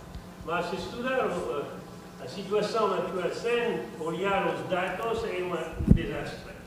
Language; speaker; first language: Portuguese; non-native, learner; French